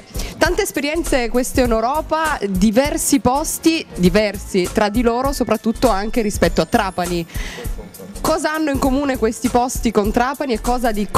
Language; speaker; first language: Italian; native; Italian